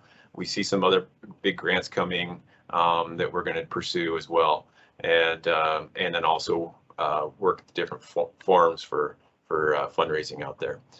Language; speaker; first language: English; native; English